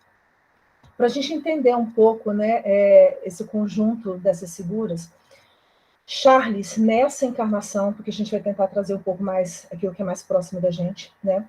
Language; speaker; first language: Portuguese; native; Portuguese